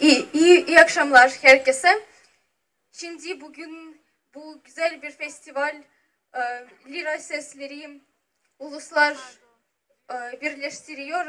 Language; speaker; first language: Turkish; non-native, fluent; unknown